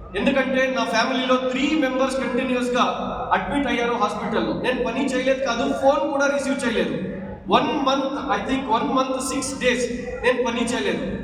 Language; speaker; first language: Telugu; non-native, local second language; Urdu